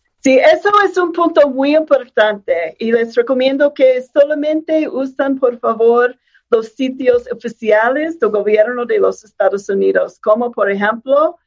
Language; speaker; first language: Spanish; non-native, fluent; English